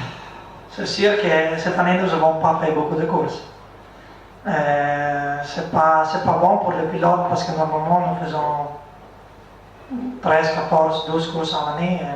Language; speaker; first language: French; non-native, learner; Italian